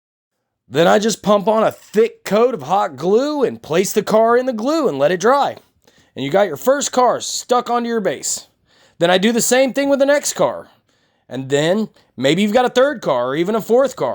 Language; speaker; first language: English; native; English